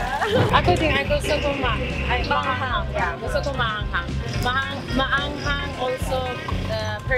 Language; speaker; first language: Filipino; early bilingual, heritage; Filipino